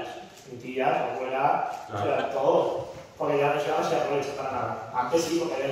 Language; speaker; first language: Spanish; native; Spanish